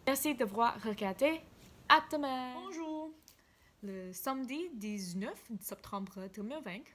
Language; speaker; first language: French; non-native, learner; English